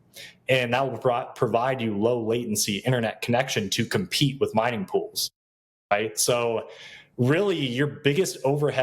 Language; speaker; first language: English; native; English